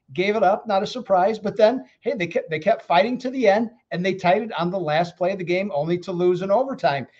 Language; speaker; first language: English; native; English